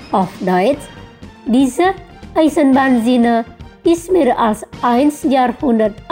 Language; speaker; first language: German; non-native, fluent; Indonesian